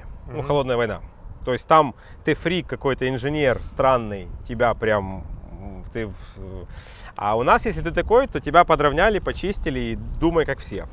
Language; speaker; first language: Russian; native; Russian